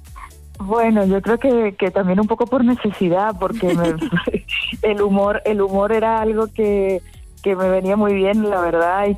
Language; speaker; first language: Spanish; native; Spanish